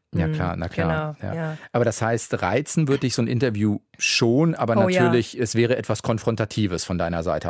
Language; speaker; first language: German; native; German